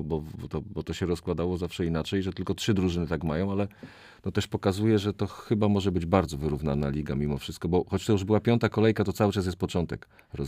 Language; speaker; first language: Polish; native; Polish